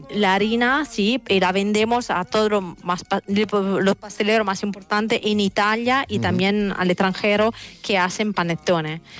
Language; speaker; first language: Spanish; non-native, fluent; Italian